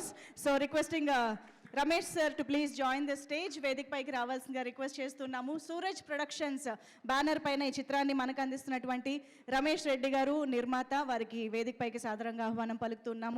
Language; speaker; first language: Telugu; native; Telugu